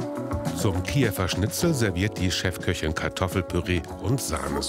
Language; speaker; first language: German; native; German